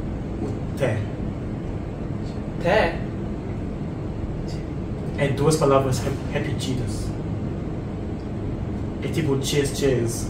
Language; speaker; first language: Portuguese; non-native, learner; English